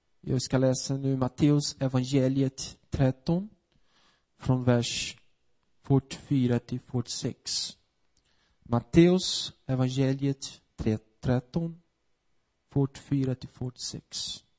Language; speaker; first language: Swedish; non-native, fluent; Portuguese